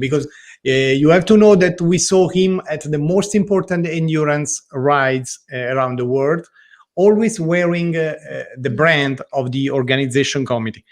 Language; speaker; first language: English; non-native, learner; Italian